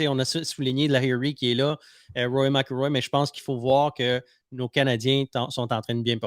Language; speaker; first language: French; native; French